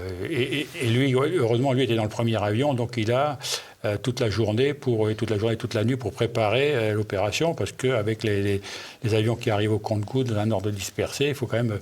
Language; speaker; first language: French; native; French